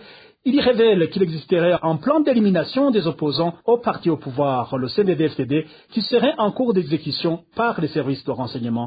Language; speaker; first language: French; non-native, local second language; Rundi